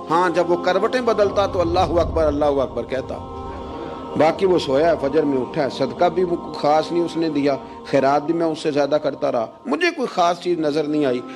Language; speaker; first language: Urdu; non-native, local second language; Punjabi